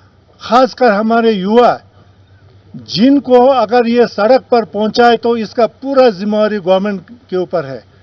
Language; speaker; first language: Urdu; non-native, local second language; Ladakhi